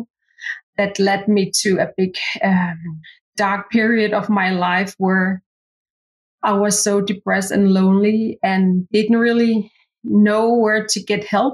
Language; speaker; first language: English; non-native, fluent; Kalaallisut